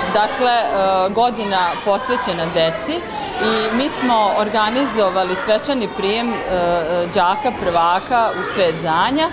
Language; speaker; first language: Serbian; native; Serbian